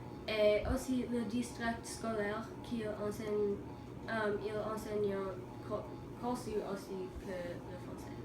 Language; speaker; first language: French; non-native, learner; English